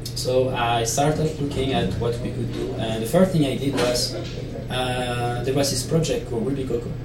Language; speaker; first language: English; non-native, fluent; Italian